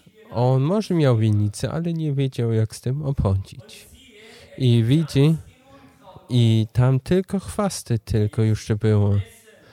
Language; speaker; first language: Polish; non-native, learner; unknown